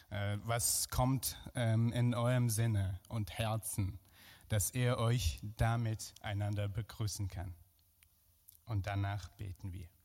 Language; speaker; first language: German; non-native, fluent; Persian